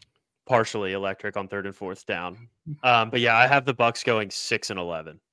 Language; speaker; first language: English; native; English